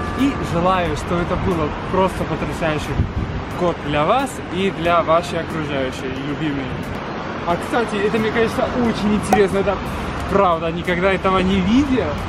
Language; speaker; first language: Russian; non-native, fluent; Spanish